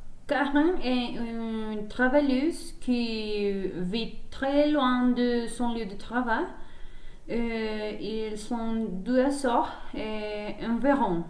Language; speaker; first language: French; non-native, learner; Spanish